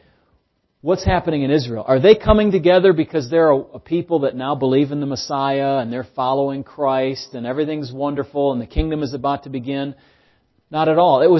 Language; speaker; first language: English; native; English